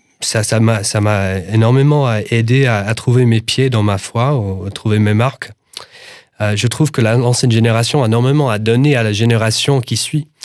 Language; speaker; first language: French; non-native, fluent; English